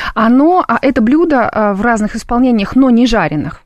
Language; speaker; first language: Russian; native; Russian